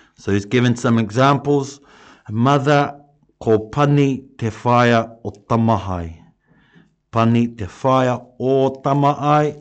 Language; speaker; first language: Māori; non-native, local second language; English